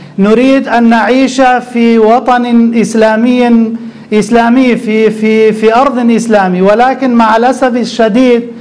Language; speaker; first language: Arabic; non-native, local second language; Kurdish